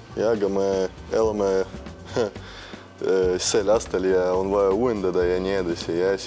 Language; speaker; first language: Estonian; non-native, local second language; Russian